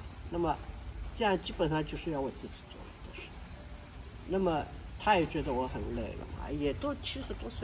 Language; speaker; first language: Chinese; non-native, local second language; Wu Chinese